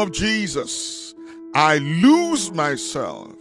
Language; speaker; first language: English; non-native, local second language; Yoruba